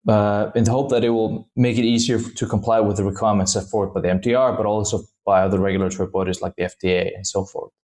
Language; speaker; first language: English; non-native, fluent; Danish